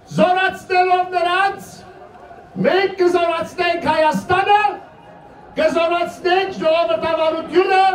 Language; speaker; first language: Armenian; early bilingual, heritage; Armenian